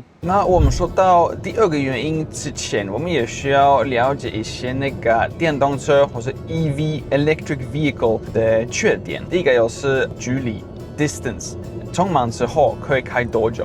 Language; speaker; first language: Chinese; non-native, fluent; Swedish